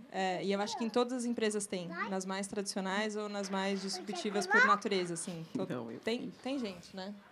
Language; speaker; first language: Portuguese; native; Portuguese